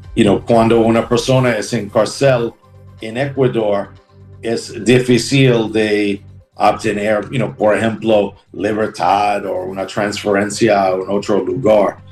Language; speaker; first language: Spanish; non-native, learner; English